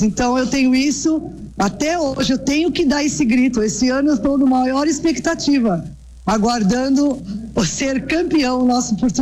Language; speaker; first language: Portuguese; native; Portuguese